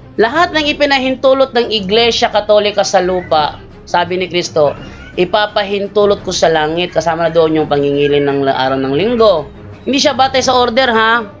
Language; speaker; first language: Filipino; non-native, local second language; Cebuano